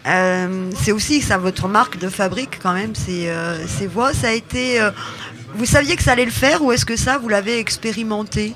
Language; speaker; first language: French; native; French